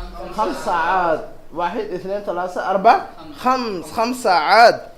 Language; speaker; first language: Arabic; non-native, fluent; Urdu